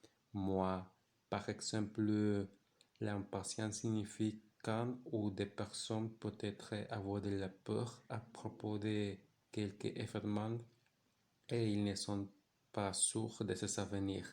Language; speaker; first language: French; non-native, learner; Spanish